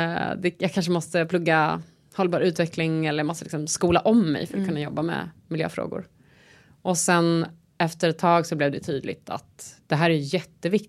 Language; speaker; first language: Swedish; native; Swedish